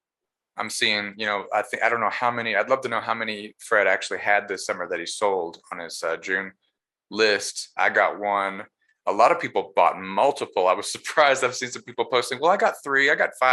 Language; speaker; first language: English; native; English